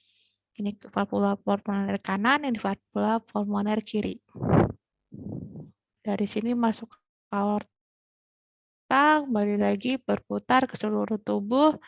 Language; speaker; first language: Indonesian; native; Indonesian